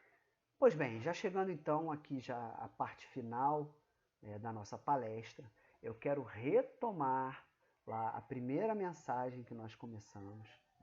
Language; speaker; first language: Portuguese; native; Portuguese